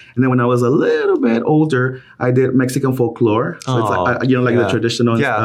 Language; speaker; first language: English; early bilingual, other home language; Spanish